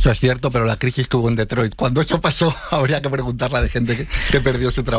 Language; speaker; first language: Spanish; native; Spanish